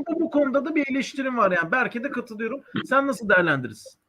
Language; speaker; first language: Turkish; native; Turkish